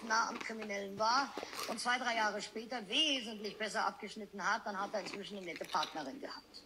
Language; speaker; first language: German; native; German